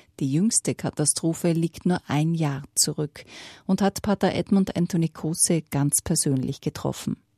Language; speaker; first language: German; native; German